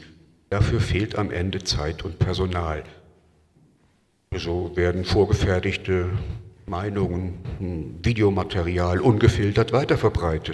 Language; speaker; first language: German; native; German